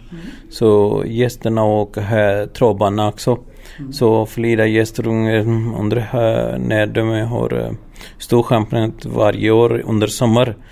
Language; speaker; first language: Swedish; non-native, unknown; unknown